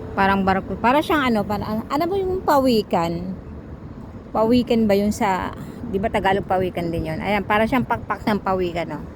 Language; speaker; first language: Filipino; non-native, local second language; Cebuano